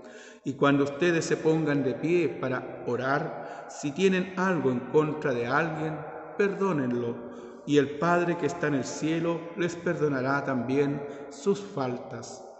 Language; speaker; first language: Spanish; native; Spanish